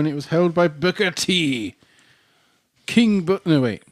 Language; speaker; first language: English; native; English